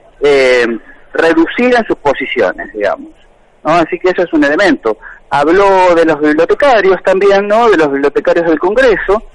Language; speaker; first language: Spanish; native; Spanish